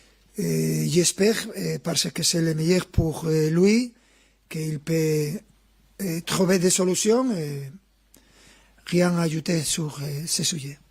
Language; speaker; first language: French; non-native, fluent; Spanish